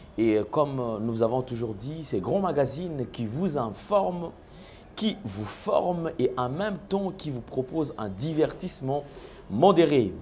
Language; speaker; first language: French; non-native, local second language; Lingala